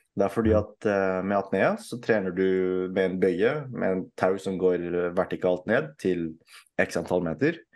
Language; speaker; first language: Norwegian; early bilingual, other home language; Filipino